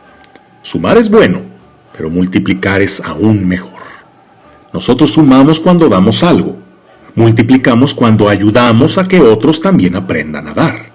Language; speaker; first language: Spanish; native; Spanish